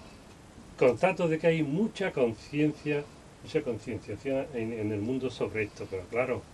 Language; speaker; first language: Spanish; native; Spanish